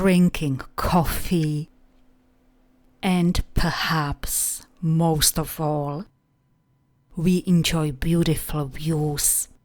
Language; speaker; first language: English; non-native, fluent; Czech